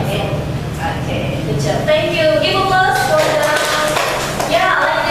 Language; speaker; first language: English; non-native, learner; Indonesian